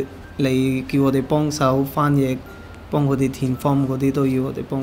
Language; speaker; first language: Cantonese; early bilingual, other home language; Urdu